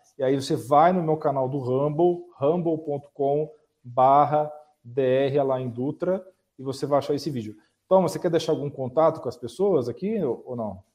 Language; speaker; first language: Portuguese; native; Portuguese